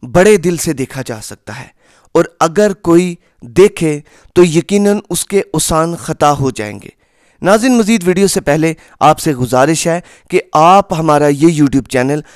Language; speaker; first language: Urdu; non-native, local second language; Punjabi